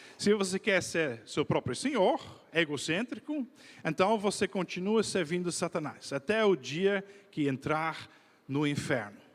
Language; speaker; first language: Portuguese; non-native, fluent; Dutch